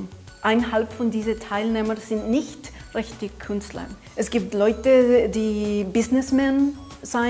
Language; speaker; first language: German; non-native, learner; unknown